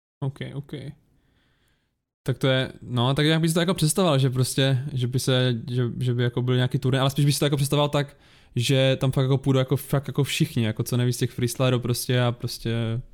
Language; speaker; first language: Czech; native; Czech